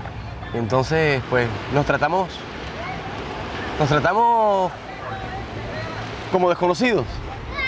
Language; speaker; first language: Spanish; native; Spanish